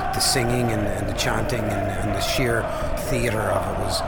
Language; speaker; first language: English; native; English